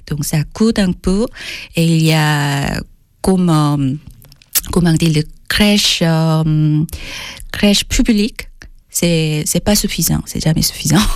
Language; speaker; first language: French; non-native, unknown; Korean